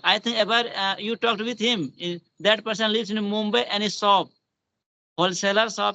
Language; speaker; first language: English; non-native, learner; Hindi